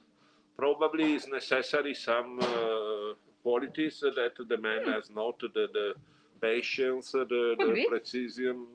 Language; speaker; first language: English; non-native, learner; Italian